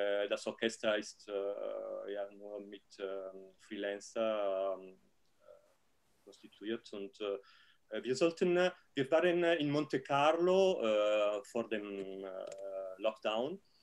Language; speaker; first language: German; non-native, fluent; Italian